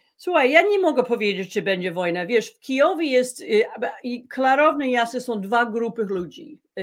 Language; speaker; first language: Polish; non-native, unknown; English